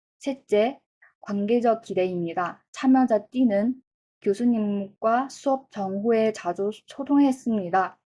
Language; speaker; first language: Korean; non-native, fluent; Chinese